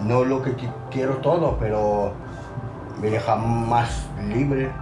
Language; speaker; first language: Spanish; non-native, learner; French